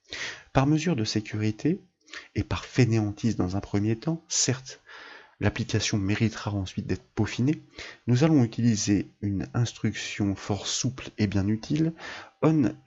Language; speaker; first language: French; native; French